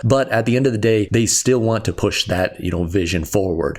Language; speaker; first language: English; native; English